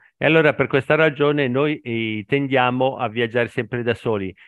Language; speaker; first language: Italian; native; Italian